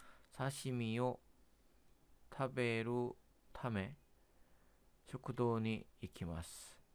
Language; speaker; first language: Japanese; non-native, learner; Korean